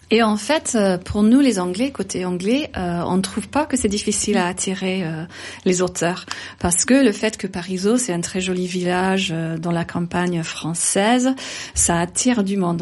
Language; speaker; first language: French; non-native, fluent; English